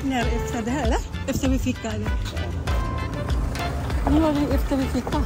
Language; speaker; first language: Swedish; non-native, learner; Filipino